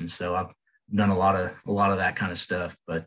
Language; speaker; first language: English; native; English